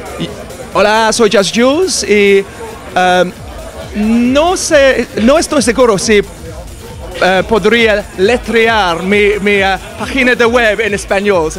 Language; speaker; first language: Spanish; non-native, learner; English